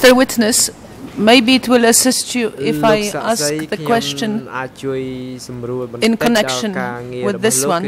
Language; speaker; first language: English; non-native, fluent; French